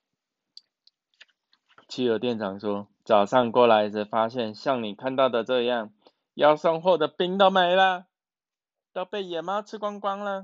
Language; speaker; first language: Chinese; native; Chinese